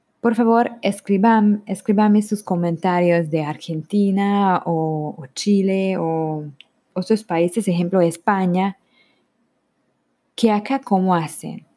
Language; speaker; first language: Spanish; non-native, learner; Hungarian